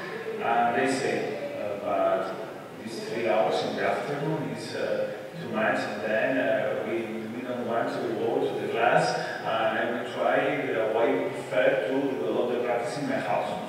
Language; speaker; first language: English; non-native, fluent; Spanish